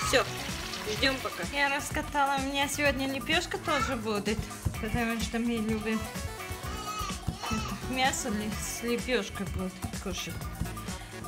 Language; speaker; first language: Russian; non-native, learner; Tajik